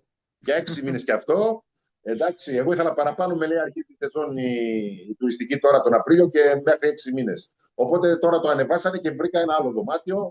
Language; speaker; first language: Greek; native; Greek